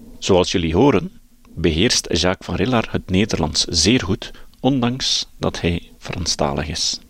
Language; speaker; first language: Dutch; native; Dutch